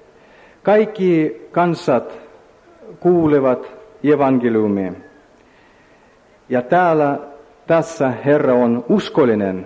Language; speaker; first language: Finnish; non-native, learner; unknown